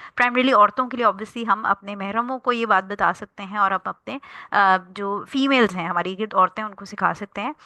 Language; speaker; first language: Urdu; native; Urdu